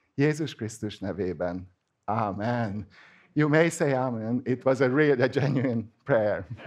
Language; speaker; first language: English; non-native, fluent; Hungarian